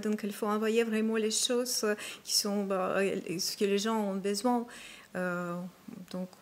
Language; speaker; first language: French; non-native, fluent; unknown